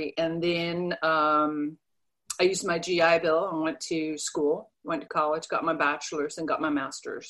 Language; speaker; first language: English; non-native, fluent; Danish